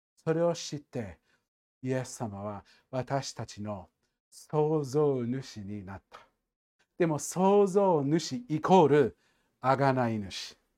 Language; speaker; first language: Japanese; non-native, fluent; English